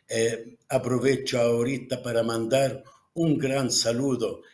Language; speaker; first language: Spanish; non-native, fluent; Arabic